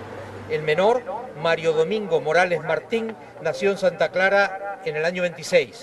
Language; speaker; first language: Spanish; native; Spanish